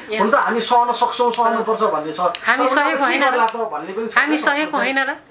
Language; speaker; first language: Nepali; native; Nepali